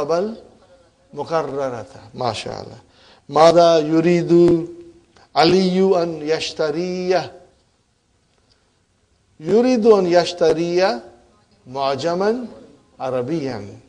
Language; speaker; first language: Arabic; non-native, fluent; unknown